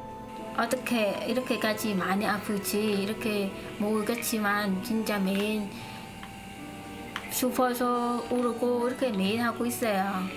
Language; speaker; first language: Korean; non-native, learner; Vietnamese